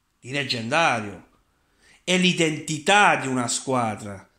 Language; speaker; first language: Italian; native; Italian